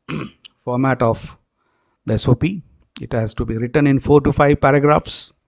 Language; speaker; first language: English; non-native, local second language; Marathi